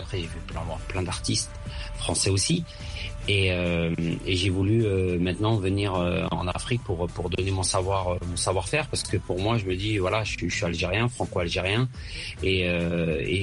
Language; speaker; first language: French; early bilingual, other home language; Arabic